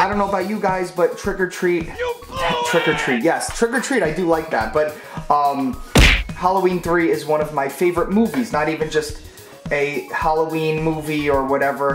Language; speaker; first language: English; native; English